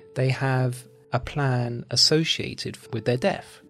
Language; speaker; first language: English; native; English